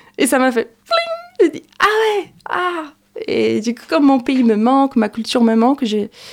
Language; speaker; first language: French; non-native, fluent; Portuguese